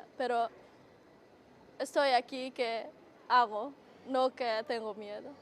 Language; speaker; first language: Spanish; non-native, learner; Persian